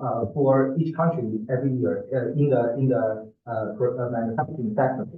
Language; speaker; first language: English; non-native, fluent; Chinese